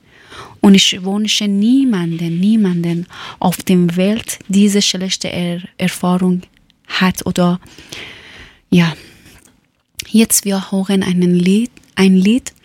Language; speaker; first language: German; non-native, learner; Persian